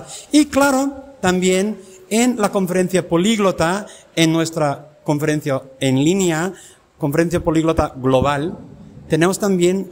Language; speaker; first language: Spanish; non-native, fluent; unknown